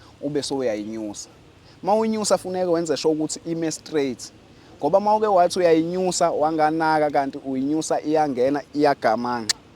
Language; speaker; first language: Zulu; native; Zulu